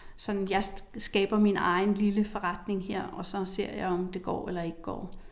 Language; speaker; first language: Danish; native; Danish